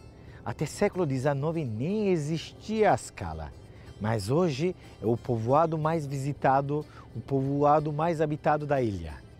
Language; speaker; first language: Portuguese; non-native, fluent; Turkish